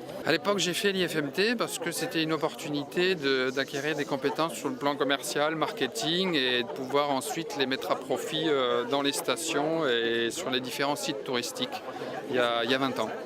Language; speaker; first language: French; native; French